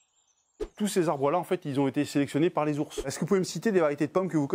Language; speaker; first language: French; native; French